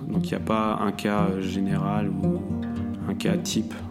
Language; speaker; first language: French; native; French